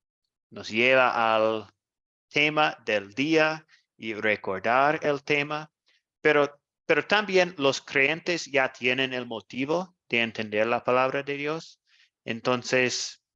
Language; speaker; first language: Spanish; non-native, fluent; English